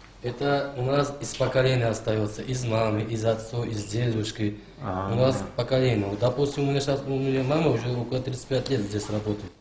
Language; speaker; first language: Russian; non-native, local second language; Uzbek